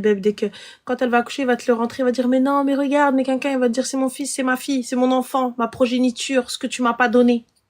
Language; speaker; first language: French; early bilingual, other home language; Arabic